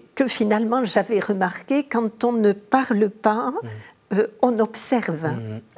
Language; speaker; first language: French; native; French